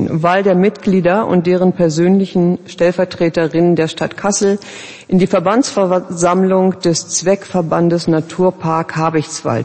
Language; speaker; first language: German; native; German